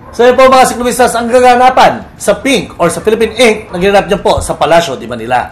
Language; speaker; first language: Filipino; native; Filipino